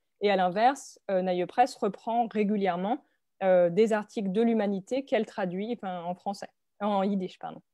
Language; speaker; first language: French; native; French